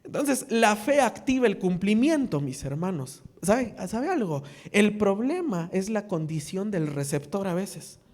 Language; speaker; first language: Spanish; native; Spanish